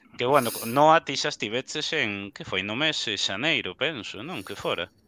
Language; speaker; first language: Galician; native; Galician